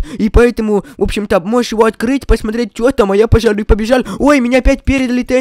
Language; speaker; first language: Russian; native; Russian